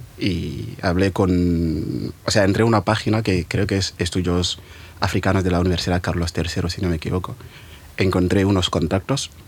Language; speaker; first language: Spanish; non-native, fluent; Wolof